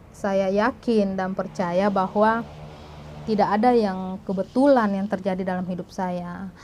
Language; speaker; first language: Indonesian; non-native, local second language; Buginese